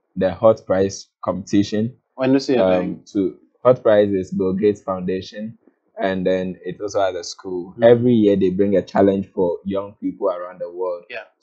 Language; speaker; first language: English; non-native, local second language; Akan